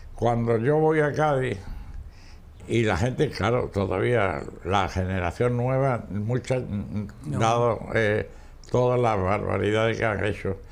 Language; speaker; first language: Spanish; native; Spanish